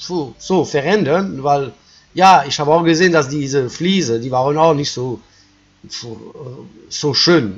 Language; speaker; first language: German; non-native, fluent; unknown